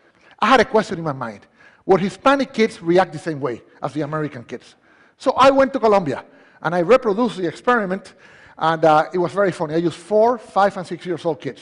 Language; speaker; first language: English; non-native, fluent; Spanish